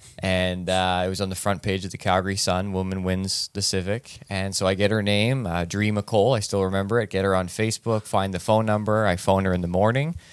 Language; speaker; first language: English; native; English